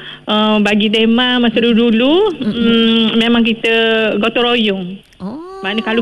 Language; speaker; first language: Malay; native; Malay